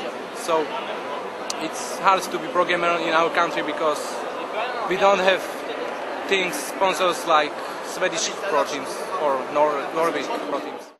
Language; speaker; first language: English; non-native, learner; Bulgarian